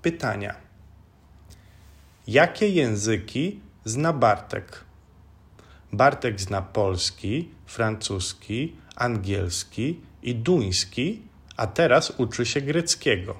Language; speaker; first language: Polish; non-native, fluent; Czech